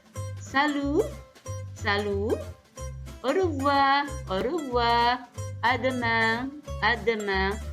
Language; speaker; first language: French; non-native, fluent; Indonesian